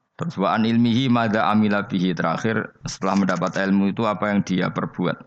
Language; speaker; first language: Indonesian; non-native, local second language; Javanese